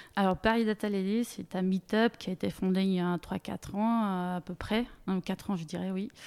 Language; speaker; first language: French; non-native, fluent; Bulgarian